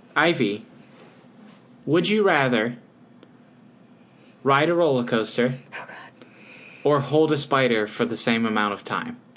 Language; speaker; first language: English; native; English